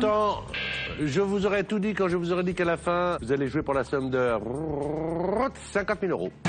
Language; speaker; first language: French; native; French